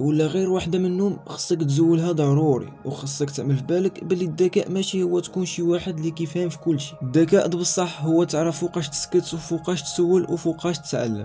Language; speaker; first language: Arabic; native; Arabic